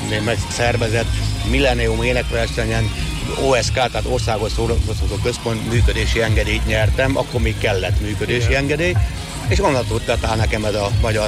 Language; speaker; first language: Hungarian; native; Hungarian